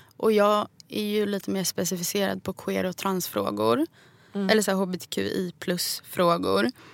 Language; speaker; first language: Swedish; native; Swedish